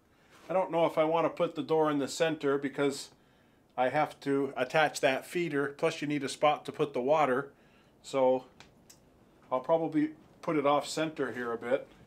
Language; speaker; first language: English; native; English